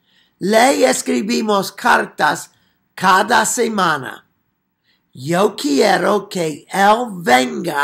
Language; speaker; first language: Spanish; non-native, fluent; English